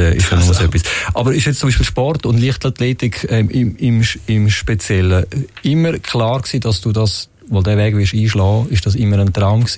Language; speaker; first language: German; native; German